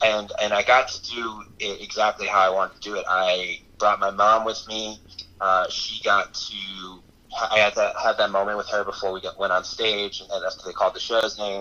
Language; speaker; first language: English; native; English